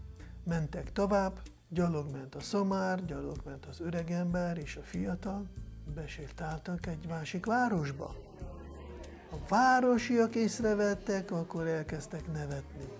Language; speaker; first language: Hungarian; non-native, fluent; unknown